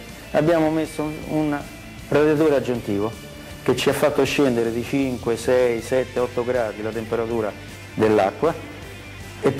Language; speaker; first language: Italian; native; Italian